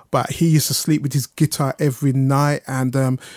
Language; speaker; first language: English; native; English